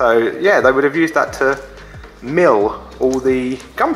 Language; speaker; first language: English; native; English